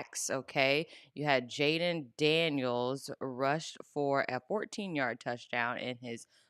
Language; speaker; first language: English; native; English